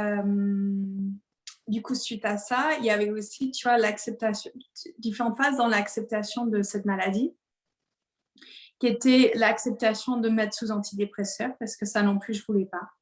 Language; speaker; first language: French; native; French